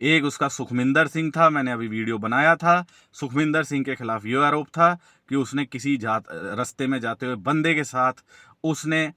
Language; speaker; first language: Hindi; non-native, local second language; Punjabi